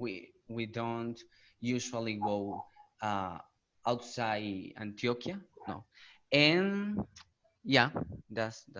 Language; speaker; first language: English; non-native, learner; Spanish